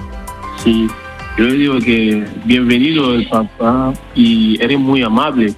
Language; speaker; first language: Spanish; non-native, learner; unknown